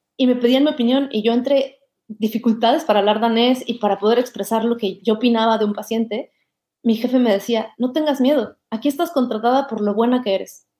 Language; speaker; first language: Spanish; native; Spanish